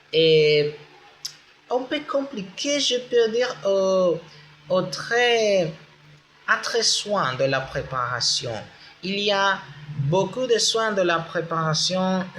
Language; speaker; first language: French; non-native, learner; Spanish